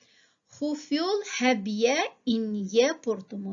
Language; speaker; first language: Dutch; non-native, fluent; Uyghur